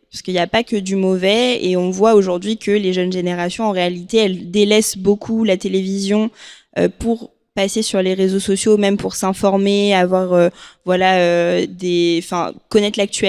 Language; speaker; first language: French; native; French